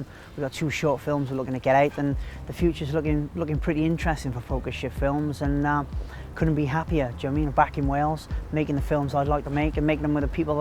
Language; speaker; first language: English; native; English